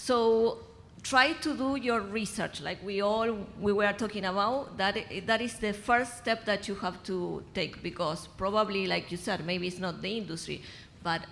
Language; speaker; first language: English; non-native, fluent; Spanish